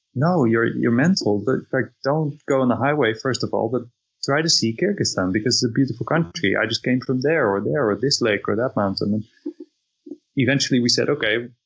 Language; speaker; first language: English; non-native, fluent; Dutch